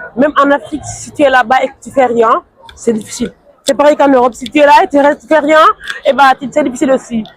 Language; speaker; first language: French; non-native, local second language; Wolof